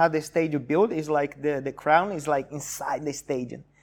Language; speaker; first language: English; non-native, fluent; Portuguese